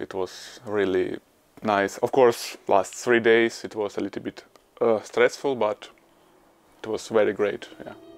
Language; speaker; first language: English; non-native, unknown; Ukrainian